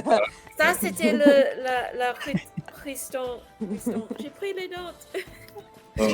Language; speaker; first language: French; non-native, learner; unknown